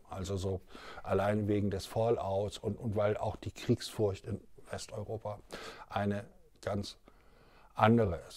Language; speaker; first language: German; native; German